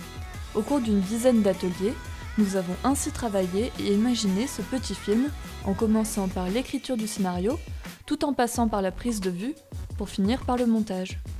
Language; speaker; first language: French; native; French